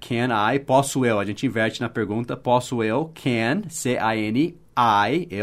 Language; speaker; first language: Portuguese; non-native, fluent; English